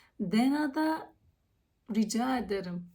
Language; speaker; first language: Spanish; non-native, learner; Turkish